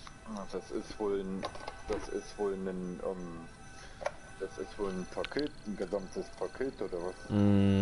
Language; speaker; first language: German; native; German